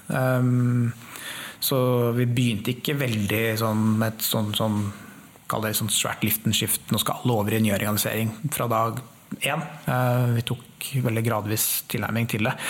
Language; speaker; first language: Norwegian; native; Norwegian